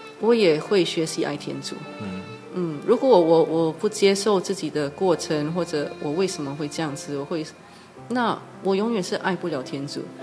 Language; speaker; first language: Chinese; non-native, local second language; English